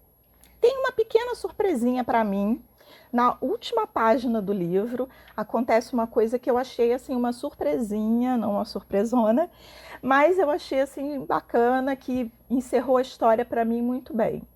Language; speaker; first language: Portuguese; native; Portuguese